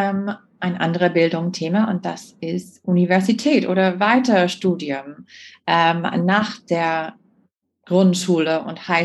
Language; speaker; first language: German; non-native, fluent; English